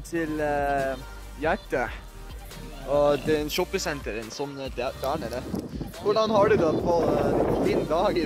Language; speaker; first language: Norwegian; non-native, learner; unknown